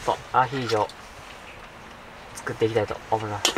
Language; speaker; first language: Japanese; native; Japanese